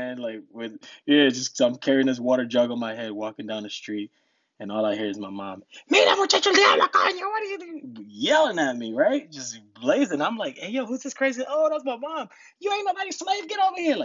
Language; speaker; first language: English; early bilingual, other home language; Spanish